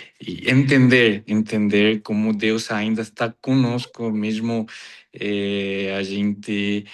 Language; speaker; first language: Portuguese; non-native, fluent; Spanish